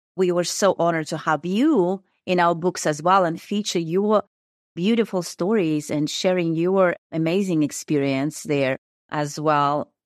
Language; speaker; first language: English; non-native, fluent; Russian